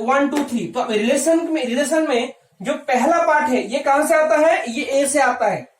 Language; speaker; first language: Hindi; non-native, local second language; Bangla